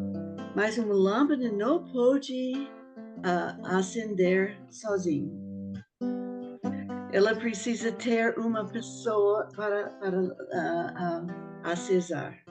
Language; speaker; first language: Portuguese; non-native, fluent; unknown